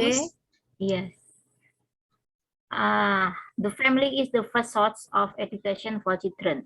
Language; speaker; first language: English; non-native, learner; Indonesian